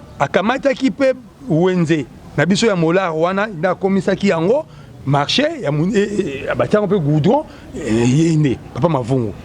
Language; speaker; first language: Lingala; native; Lingala